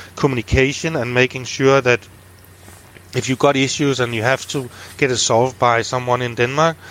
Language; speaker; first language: English; non-native, fluent; Danish